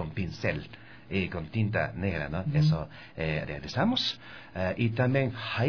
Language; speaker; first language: Spanish; non-native, learner; Japanese